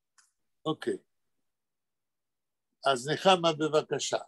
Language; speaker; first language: Hebrew; non-native, fluent; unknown